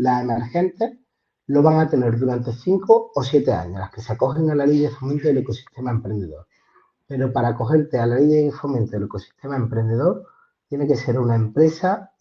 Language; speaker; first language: Spanish; native; Spanish